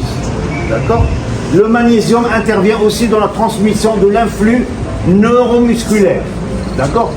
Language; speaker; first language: French; non-native, local second language; Arabic